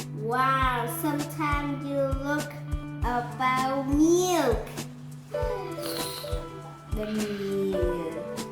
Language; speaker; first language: English; non-native, learner; Vietnamese